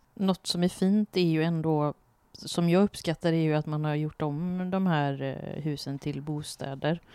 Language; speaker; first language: Swedish; native; Swedish